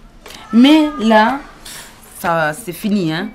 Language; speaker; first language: French; non-native, learner; Kinyarwanda